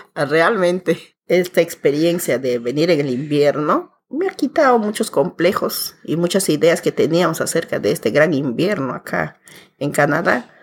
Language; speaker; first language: Spanish; native; Spanish